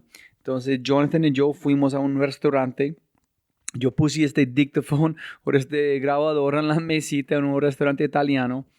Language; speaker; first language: Spanish; non-native, fluent; English